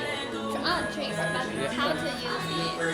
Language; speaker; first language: English; non-native, learner; Chinese